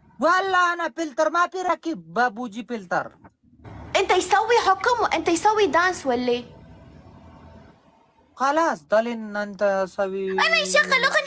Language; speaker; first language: Arabic; non-native, learner; Pashto